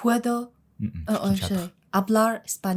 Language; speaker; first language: Spanish; non-native, learner; Mongolian